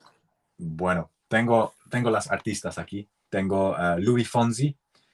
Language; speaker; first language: Spanish; non-native, learner; English